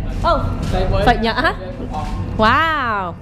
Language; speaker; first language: Vietnamese; early bilingual, heritage; English